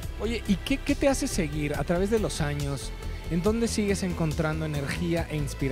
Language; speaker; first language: Spanish; native; Spanish